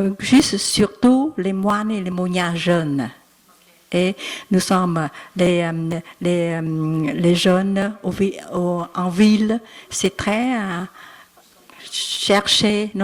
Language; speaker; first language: French; non-native, learner; Vietnamese